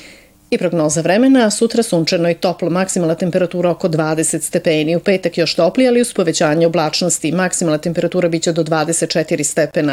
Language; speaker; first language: Serbian; native; Serbian